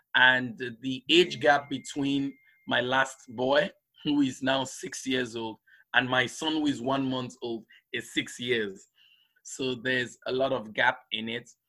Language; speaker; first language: English; non-native, local second language; Igbo